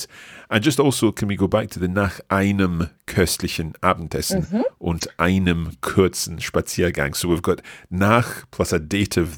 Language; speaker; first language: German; non-native, fluent; English